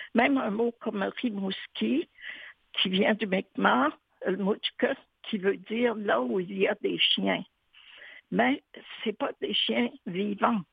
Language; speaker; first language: French; native; French